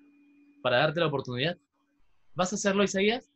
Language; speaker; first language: Spanish; native; Spanish